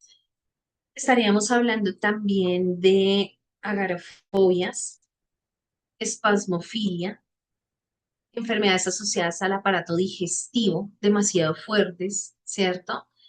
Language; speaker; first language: Spanish; native; Spanish